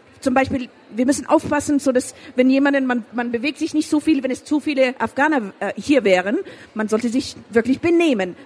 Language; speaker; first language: German; non-native, fluent; Persian